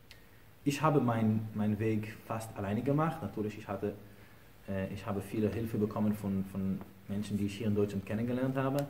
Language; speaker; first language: German; non-native, fluent; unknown